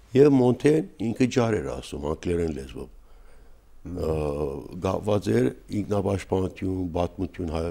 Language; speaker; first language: Armenian; native; Armenian